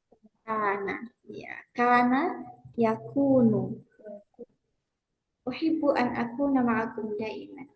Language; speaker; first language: Arabic; non-native, fluent; Indonesian